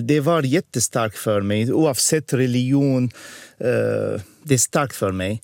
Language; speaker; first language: Swedish; non-native, learner; Arabic